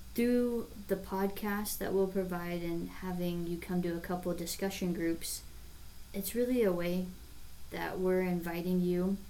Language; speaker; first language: English; native; English